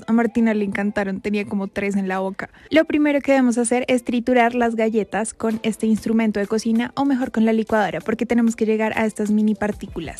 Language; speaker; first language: Spanish; native; Spanish